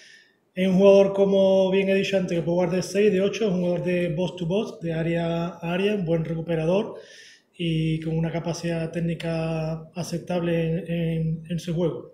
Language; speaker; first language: Spanish; native; Spanish